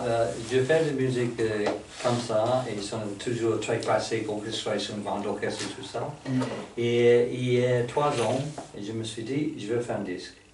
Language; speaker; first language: French; non-native, fluent; English